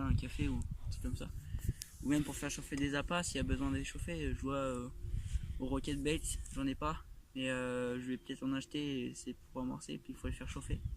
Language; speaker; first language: French; native; French